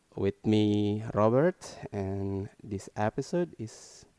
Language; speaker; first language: English; non-native, learner; Indonesian